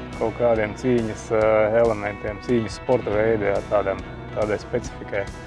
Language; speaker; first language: Latvian; native; Latvian